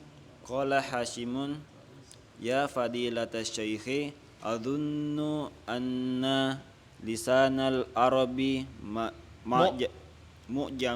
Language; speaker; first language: Arabic; non-native, learner; Indonesian